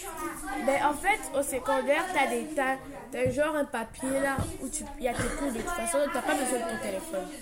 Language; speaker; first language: French; native; French